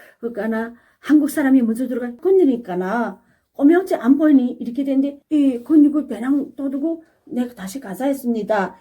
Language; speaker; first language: Korean; native; Korean